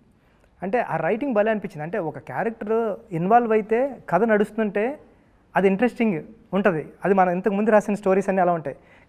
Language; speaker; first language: Telugu; native; Telugu